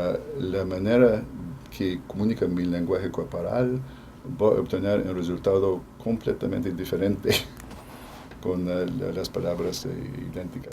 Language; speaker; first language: Spanish; non-native, fluent; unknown